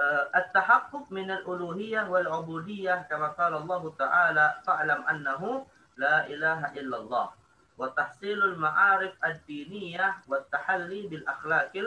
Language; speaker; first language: Arabic; non-native, fluent; Indonesian